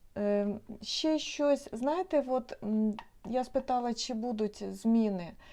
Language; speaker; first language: Ukrainian; non-native, local second language; Russian